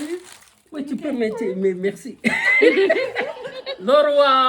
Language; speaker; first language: French; non-native, learner; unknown